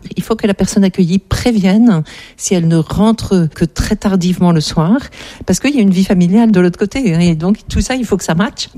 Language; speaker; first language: French; native; French